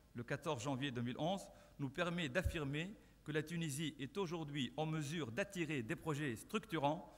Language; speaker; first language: French; non-native, local second language; Arabic